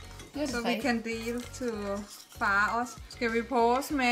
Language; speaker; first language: Danish; non-native, learner; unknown